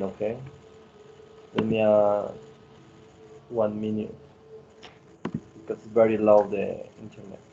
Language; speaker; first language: English; non-native, learner; Spanish